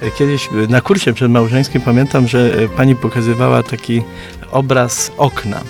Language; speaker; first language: Polish; native; Polish